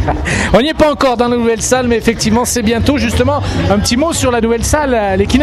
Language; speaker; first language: French; native; French